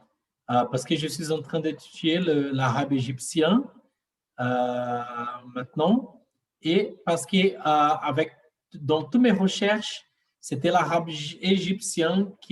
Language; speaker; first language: French; non-native, learner; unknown